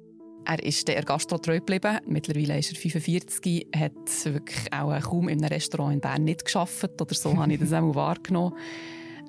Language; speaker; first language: German; native; German